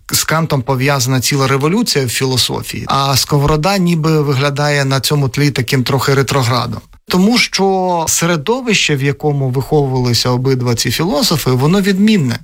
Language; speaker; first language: Ukrainian; native; Ukrainian